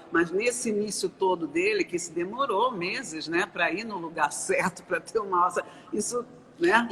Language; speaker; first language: Portuguese; native; Portuguese